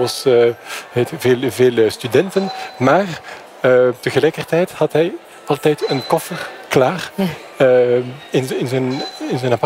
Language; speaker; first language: Dutch; non-native, fluent; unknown